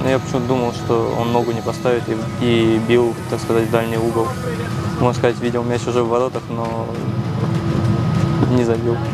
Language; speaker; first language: Russian; native; Russian